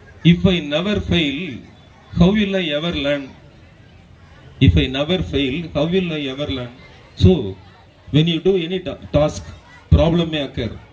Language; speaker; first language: English; non-native, local second language; Tamil